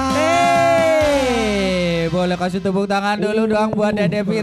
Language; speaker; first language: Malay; non-native, local second language; Javanese